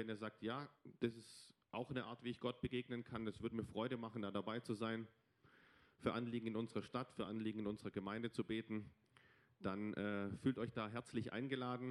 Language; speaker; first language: German; native; German